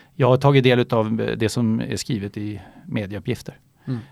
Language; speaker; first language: Swedish; native; Swedish